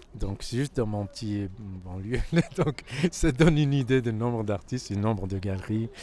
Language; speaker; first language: French; non-native, local second language; Arabic